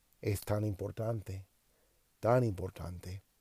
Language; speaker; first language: Spanish; non-native, learner; English